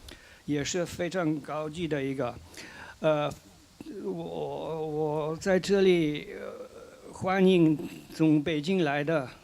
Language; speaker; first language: Chinese; non-native, fluent; Slovenian